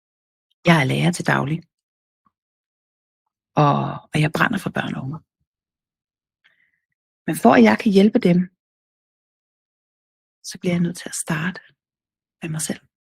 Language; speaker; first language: Danish; native; Danish